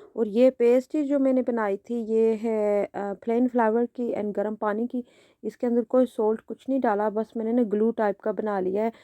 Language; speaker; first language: Hindi; early bilingual, heritage; Hindi